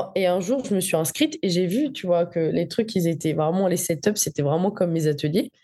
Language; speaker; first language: French; non-native, local second language; Morisyen